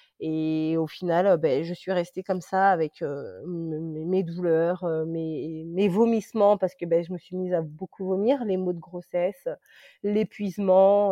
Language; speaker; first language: French; early bilingual, other home language; Lingala